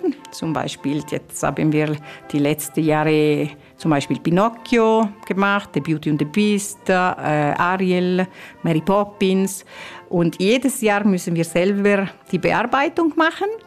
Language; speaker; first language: German; non-native, fluent; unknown